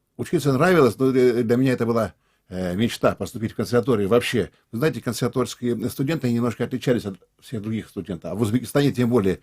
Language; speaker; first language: Russian; non-native, local second language; Crimean Tatar